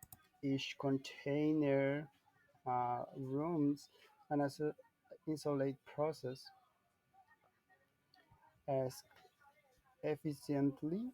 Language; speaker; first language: English; non-native, learner; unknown